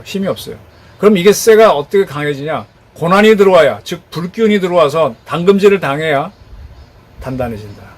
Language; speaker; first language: Korean; native; Korean